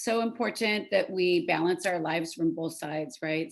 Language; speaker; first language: English; native; English